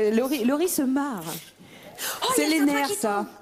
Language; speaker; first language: French; native; French